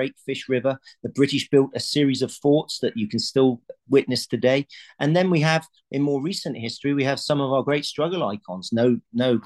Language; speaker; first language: English; native; English